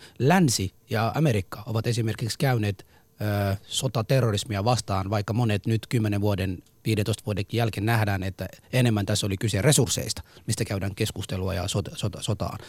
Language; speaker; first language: Finnish; non-native, fluent; Somali